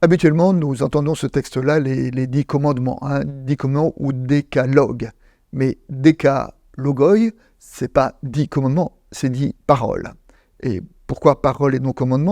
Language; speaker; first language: French; native; French